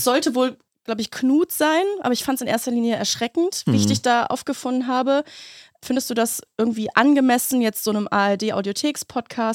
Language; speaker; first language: German; native; German